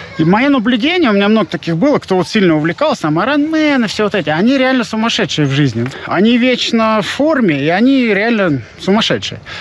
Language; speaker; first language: Russian; native; Russian